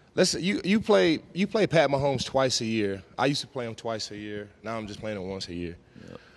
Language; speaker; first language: English; native; English